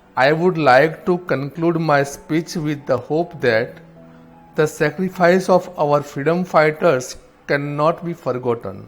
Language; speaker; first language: English; non-native, local second language; Gujarati